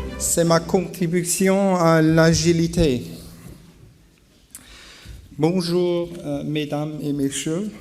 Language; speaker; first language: French; non-native, learner; English